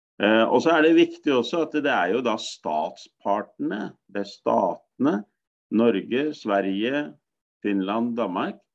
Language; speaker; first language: Norwegian; native; Norwegian